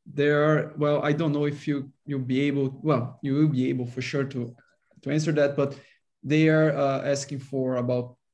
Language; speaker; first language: English; non-native, fluent; Portuguese